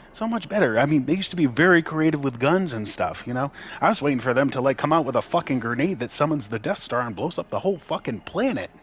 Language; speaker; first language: English; native; English